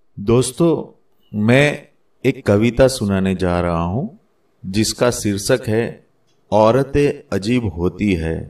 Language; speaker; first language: Hindi; non-native, local second language; Gujarati